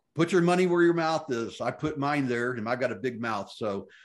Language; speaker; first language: English; native; English